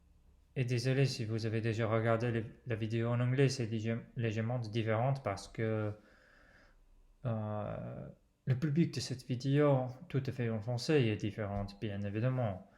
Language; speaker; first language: French; non-native, fluent; English